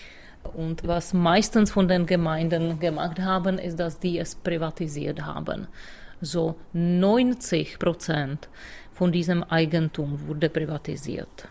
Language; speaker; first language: German; non-native, fluent; Czech